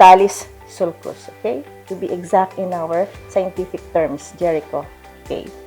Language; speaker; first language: English; non-native, local second language; Filipino